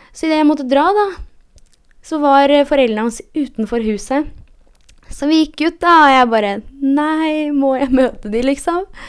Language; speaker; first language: Norwegian; early bilingual, other home language; Polish